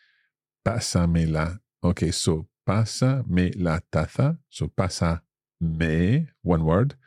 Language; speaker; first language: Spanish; non-native, fluent; English